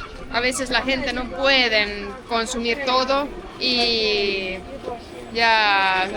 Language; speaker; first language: Spanish; non-native, fluent; Estonian